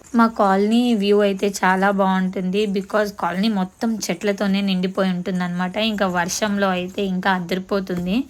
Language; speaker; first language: Telugu; non-native, local second language; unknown